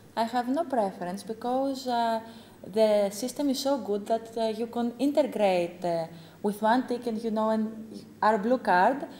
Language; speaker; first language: English; non-native, fluent; Greek